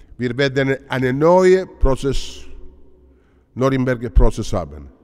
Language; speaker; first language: German; non-native, fluent; Italian